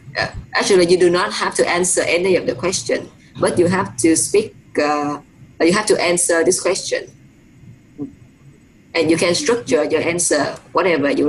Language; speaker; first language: English; non-native, fluent; Vietnamese